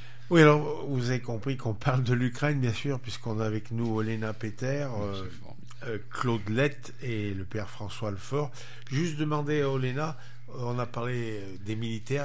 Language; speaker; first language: French; native; French